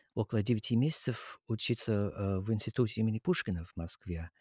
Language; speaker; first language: Russian; non-native, fluent; English